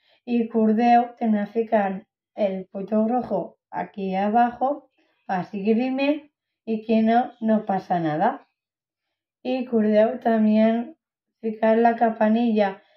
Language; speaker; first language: Spanish; non-native, local second language; Catalan